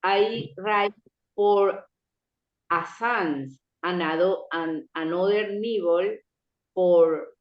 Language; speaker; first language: English; non-native, local second language; Spanish